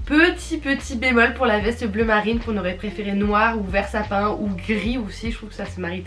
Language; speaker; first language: French; native; French